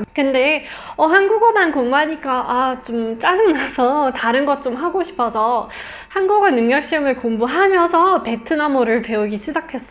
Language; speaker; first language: Korean; non-native, fluent; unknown